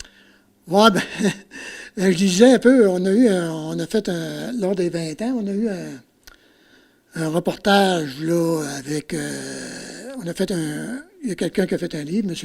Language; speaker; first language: French; native; French